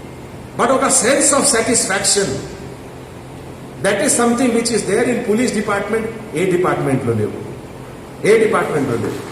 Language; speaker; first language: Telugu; non-native, fluent; Hindi